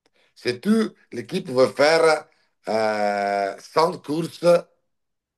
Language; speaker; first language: French; non-native, learner; Italian